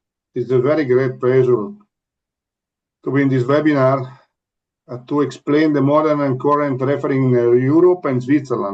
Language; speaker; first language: English; non-native, learner; Italian